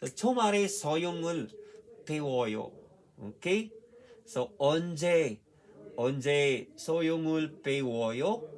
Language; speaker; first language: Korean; non-native, learner; Filipino